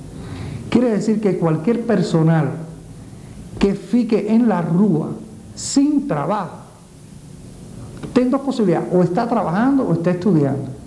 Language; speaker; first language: Portuguese; non-native, learner; Spanish